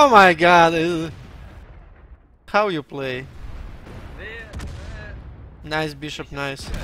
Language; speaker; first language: English; non-native, learner; Russian